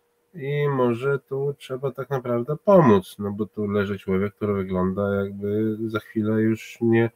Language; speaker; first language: Polish; non-native, fluent; Hebrew